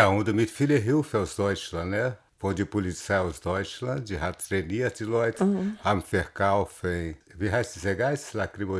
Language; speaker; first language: German; non-native, learner; Portuguese